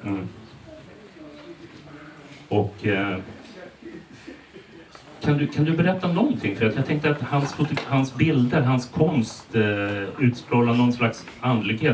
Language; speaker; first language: Swedish; native; Swedish